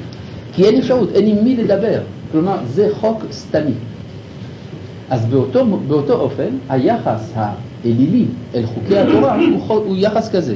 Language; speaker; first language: Hebrew; non-native, fluent; French